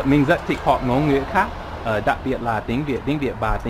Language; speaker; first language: Vietnamese; non-native, learner; English